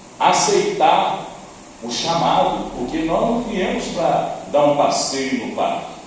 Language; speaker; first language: Portuguese; native; Portuguese